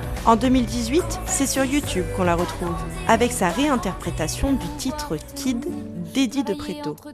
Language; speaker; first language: French; native; French